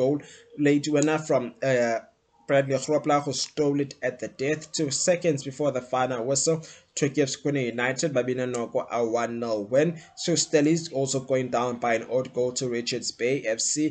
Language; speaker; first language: English; non-native, local second language; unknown